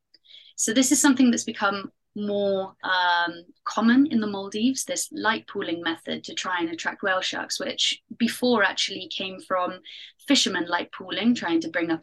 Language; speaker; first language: English; native; English